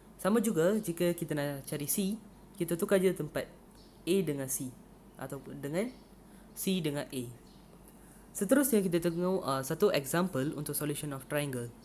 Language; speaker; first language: Malay; non-native, local second language; Tamil